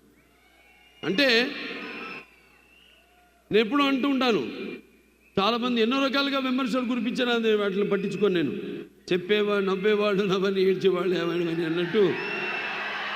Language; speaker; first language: Telugu; native; Telugu